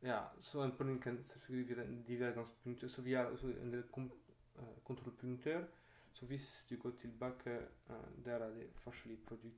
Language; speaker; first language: Norwegian; non-native, fluent; French